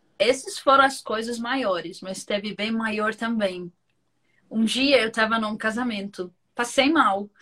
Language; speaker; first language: Portuguese; non-native, fluent; Arabic